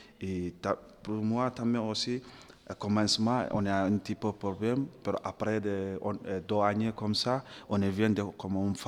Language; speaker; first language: French; non-native, learner; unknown